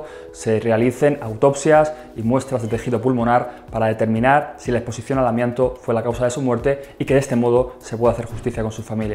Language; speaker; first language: Spanish; native; Spanish